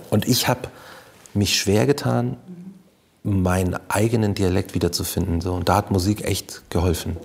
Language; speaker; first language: German; native; German